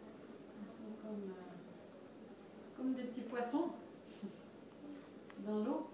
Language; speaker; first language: French; native; French